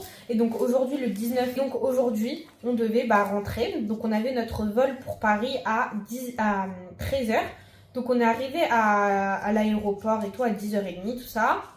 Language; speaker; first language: French; native; French